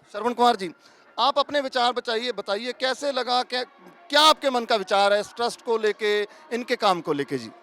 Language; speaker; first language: Hindi; non-native, local second language; Punjabi